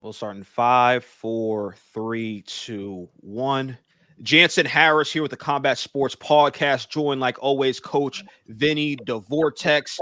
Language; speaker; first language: English; native; English